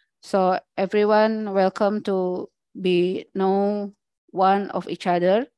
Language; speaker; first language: English; non-native, learner; Indonesian